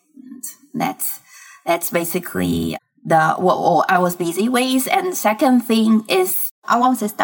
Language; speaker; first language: English; non-native, fluent; Chinese